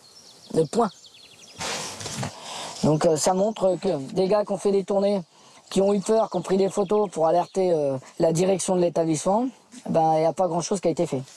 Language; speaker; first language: French; native; French